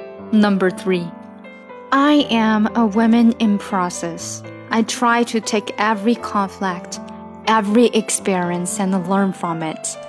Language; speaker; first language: English; non-native, fluent; Chinese